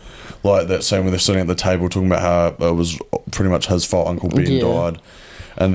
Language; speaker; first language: English; native; English